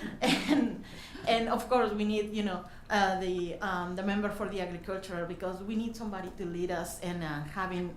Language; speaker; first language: English; non-native, learner; Spanish